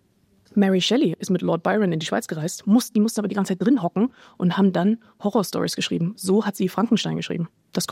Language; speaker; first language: German; native; German